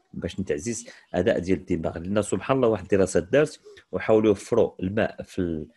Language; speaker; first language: Arabic; native; Arabic